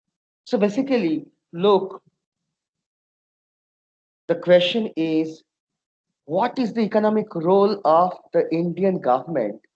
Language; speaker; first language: English; non-native, local second language; Bangla